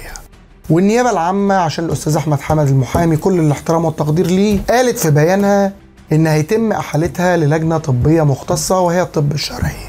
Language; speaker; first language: Arabic; native; Arabic